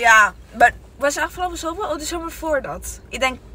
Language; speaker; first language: Dutch; non-native, learner; Italian